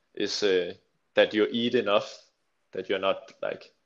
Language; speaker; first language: English; non-native, fluent; Danish